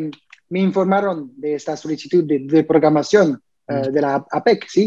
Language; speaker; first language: Spanish; non-native, learner; French